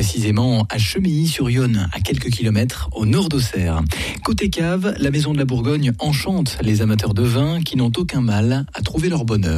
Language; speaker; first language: French; native; French